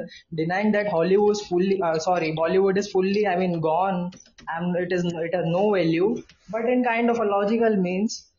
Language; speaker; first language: English; non-native, local second language; Hindi